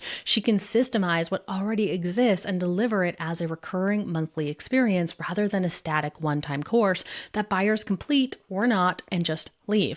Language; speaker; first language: English; native; English